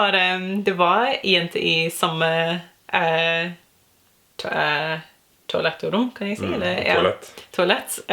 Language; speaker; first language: Norwegian; non-native, learner; English